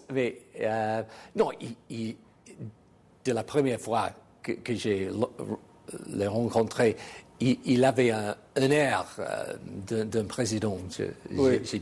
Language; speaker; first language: French; non-native, fluent; English